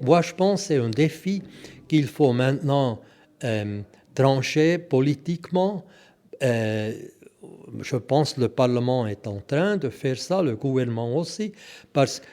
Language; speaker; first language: French; non-native, local second language; German